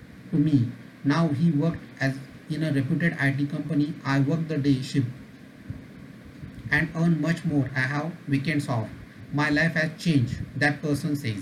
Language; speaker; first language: English; non-native, local second language; Marathi